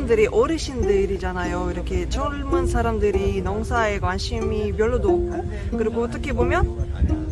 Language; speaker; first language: Korean; non-native, fluent; Russian